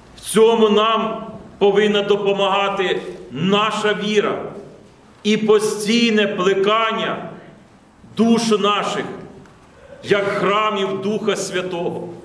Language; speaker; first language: Ukrainian; native; Ukrainian